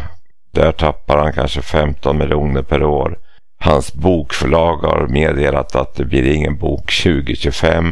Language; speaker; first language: Swedish; native; Swedish